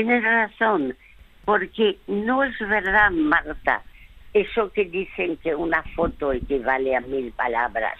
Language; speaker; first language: Spanish; early bilingual, other home language; French